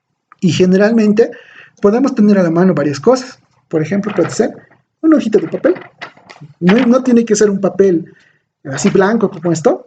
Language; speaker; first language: Spanish; native; Spanish